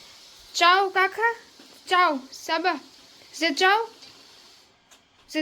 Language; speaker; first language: Hebrew; non-native, learner; Gujarati